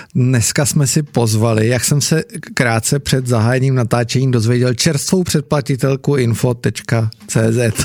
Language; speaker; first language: Czech; native; Czech